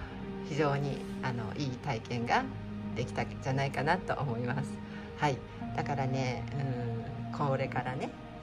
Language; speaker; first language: Japanese; native; Japanese